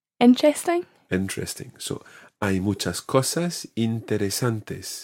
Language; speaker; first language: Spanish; non-native, fluent; English